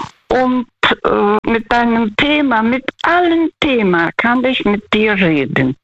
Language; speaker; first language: German; non-native, fluent; Russian